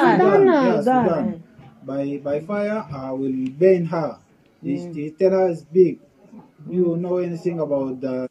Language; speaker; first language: English; non-native, learner; Arabic